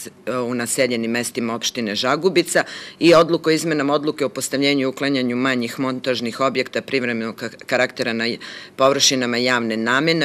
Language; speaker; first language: Serbian; native; Serbian